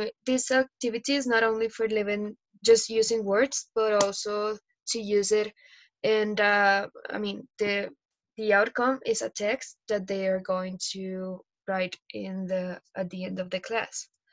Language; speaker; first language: English; non-native, fluent; Spanish